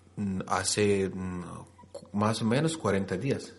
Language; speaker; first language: Spanish; non-native, learner; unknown